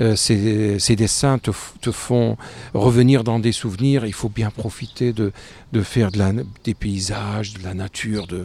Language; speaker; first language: French; non-native, fluent; Arabic